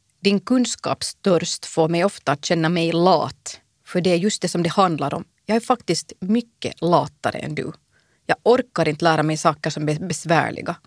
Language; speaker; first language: Swedish; native; Swedish